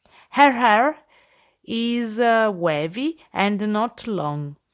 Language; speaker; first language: English; non-native, fluent; Italian